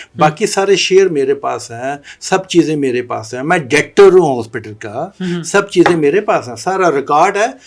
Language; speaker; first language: Urdu; non-native, local second language; Punjabi